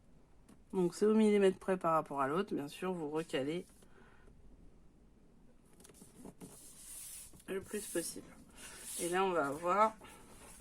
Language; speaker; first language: French; native; French